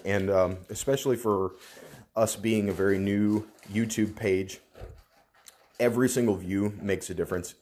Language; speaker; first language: English; native; English